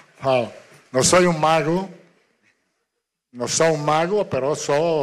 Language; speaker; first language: Portuguese; non-native, fluent; Italian